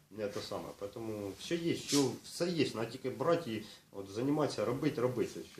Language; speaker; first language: Ukrainian; non-native, local second language; Russian